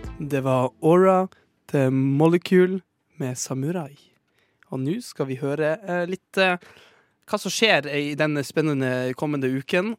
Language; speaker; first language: Norwegian; native; Norwegian